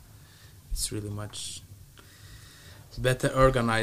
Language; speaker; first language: English; non-native, learner; Lithuanian